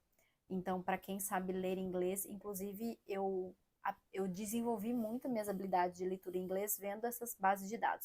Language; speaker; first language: Portuguese; native; Portuguese